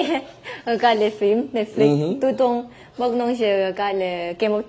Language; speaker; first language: French; non-native, learner; Thai